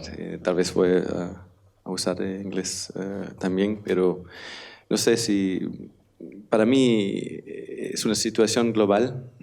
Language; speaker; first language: Spanish; non-native, learner; Danish